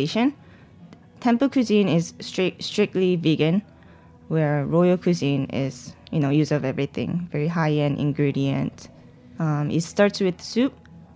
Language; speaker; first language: English; non-native, fluent; Korean